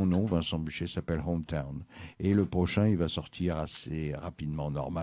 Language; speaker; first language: French; native; French